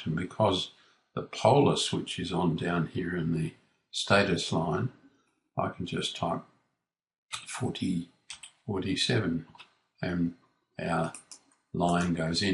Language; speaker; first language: English; native; English